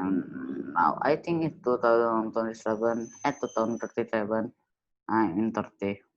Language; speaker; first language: English; non-native, learner; Indonesian